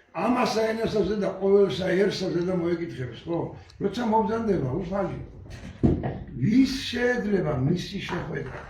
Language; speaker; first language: Georgian; non-native, local second language; Svan